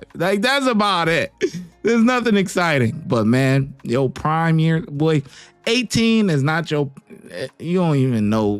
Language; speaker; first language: English; native; English